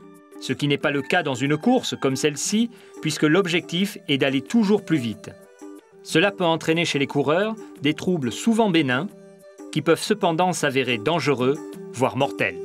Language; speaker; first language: French; native; French